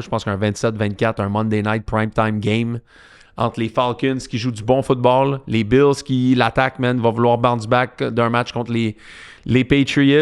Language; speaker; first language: French; native; French